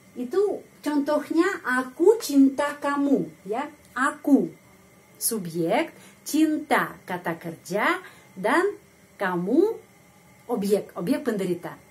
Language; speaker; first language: Indonesian; non-native, fluent; Russian